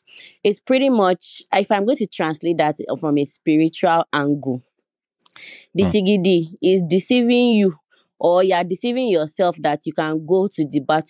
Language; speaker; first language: English; non-native, local second language; Yoruba